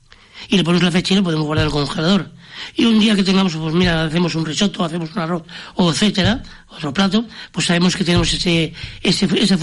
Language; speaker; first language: Spanish; native; Spanish